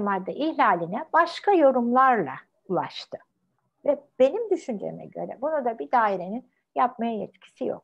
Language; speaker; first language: Turkish; native; Turkish